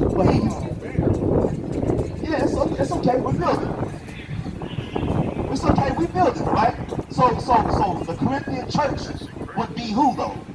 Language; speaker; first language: English; native; English